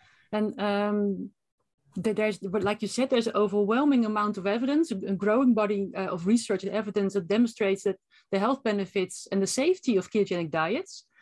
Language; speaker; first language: English; non-native, fluent; Dutch